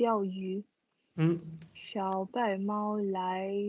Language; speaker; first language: Chinese; non-native, learner; Tibetan